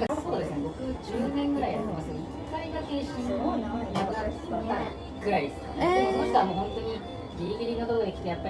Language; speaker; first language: Japanese; native; Japanese